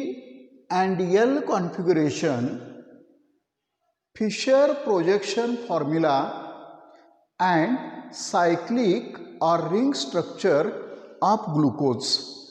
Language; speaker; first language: English; non-native, local second language; Marathi